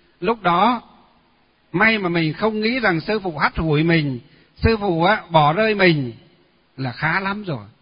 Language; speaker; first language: Vietnamese; non-native, local second language; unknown